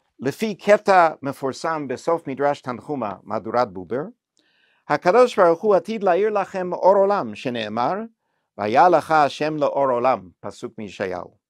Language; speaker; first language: Hebrew; non-native, fluent; English